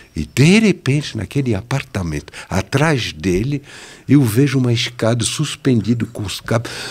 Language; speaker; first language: Portuguese; non-native, fluent; French